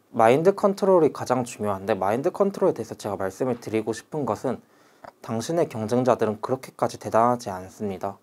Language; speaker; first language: Korean; native; Korean